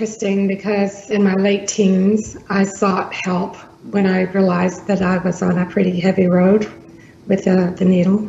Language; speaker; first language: English; native; English